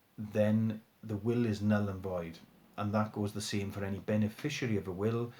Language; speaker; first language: English; native; English